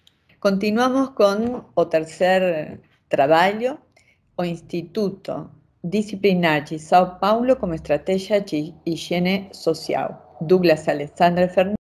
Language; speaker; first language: Portuguese; non-native, fluent; Spanish